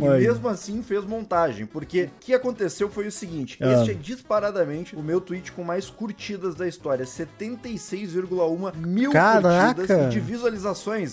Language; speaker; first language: Portuguese; native; Portuguese